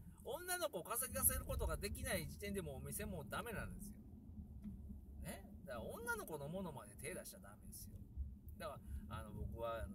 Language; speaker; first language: Japanese; native; Japanese